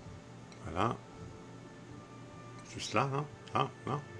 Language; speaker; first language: French; native; French